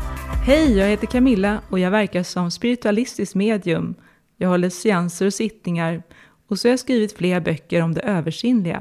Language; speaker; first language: Swedish; native; Swedish